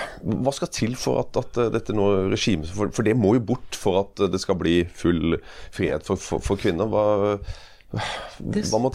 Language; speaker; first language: Norwegian; native; Norwegian